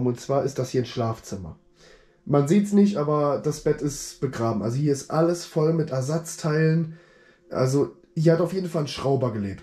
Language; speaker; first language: German; native; German